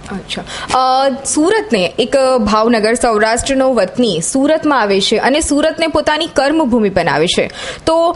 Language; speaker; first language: Gujarati; native; Gujarati